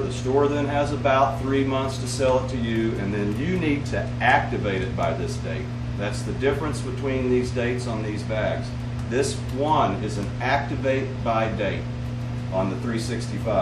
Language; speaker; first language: English; native; English